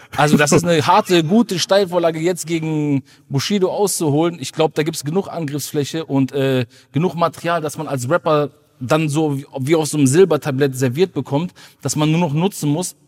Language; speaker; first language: German; native; German